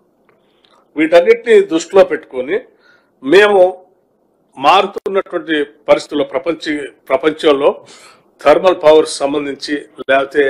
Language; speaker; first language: Telugu; native; Telugu